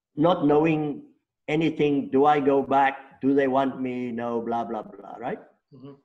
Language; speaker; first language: English; non-native, local second language; Afrikaans